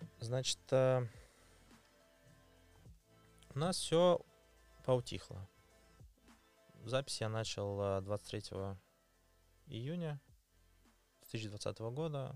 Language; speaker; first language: Russian; native; Russian